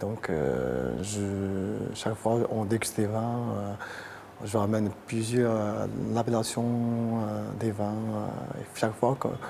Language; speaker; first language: French; non-native, fluent; Chinese